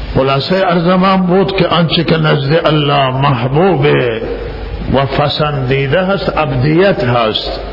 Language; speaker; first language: Persian; non-native, local second language; Baluchi